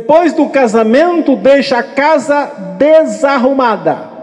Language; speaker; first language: Portuguese; native; Portuguese